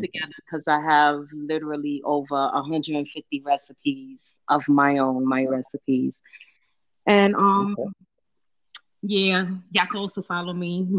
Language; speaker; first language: English; native; English